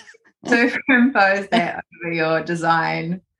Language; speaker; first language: English; native; English